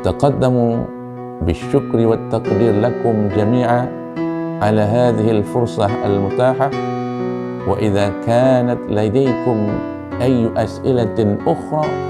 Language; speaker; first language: Arabic; non-native, fluent; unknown